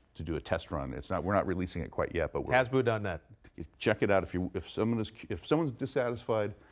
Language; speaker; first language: English; native; English